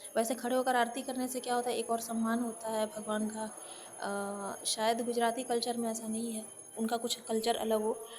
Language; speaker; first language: Hindi; native; Hindi